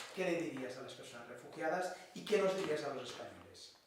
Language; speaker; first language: Spanish; native; Spanish